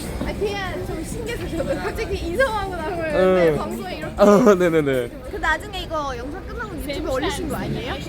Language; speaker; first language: Korean; non-native, learner; Turkish